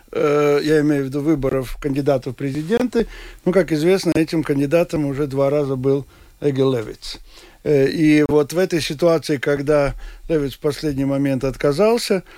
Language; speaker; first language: Russian; non-native, local second language; Latvian